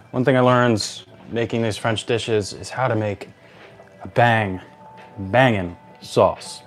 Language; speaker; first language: English; native; English